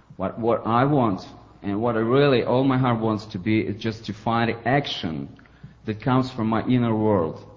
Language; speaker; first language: English; non-native, fluent; Ukrainian